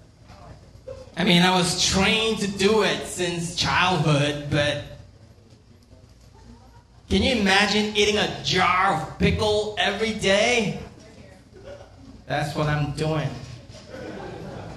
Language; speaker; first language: English; non-native, fluent; Korean